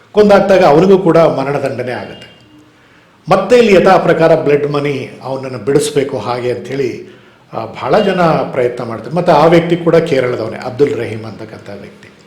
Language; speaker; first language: Kannada; native; Kannada